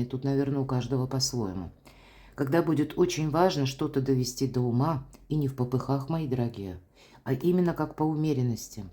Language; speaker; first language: Russian; native; Russian